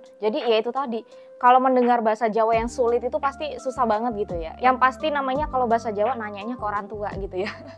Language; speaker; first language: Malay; non-native, local second language; Javanese